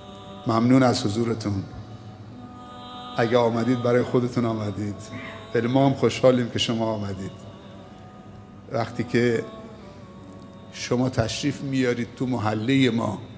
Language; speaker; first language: Persian; native; Persian